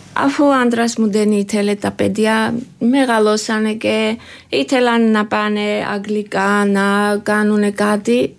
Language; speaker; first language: Greek; non-native, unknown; Georgian